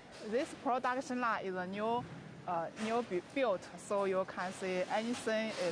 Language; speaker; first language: English; non-native, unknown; Chinese